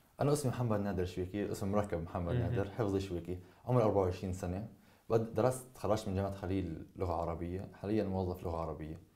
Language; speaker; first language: Arabic; native; Arabic